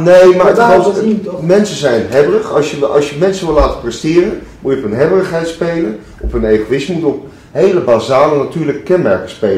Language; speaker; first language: Dutch; native; Dutch